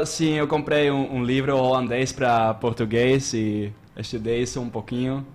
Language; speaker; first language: Portuguese; non-native, learner; Dutch